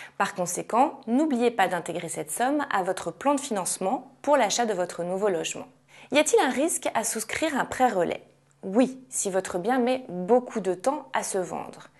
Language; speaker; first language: French; native; French